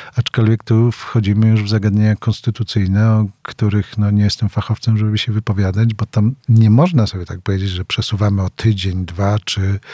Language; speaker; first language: Polish; native; Polish